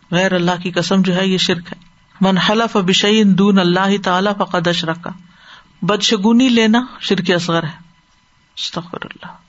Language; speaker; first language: Urdu; native; Urdu